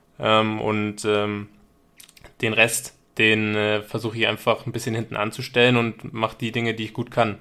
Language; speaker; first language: German; native; German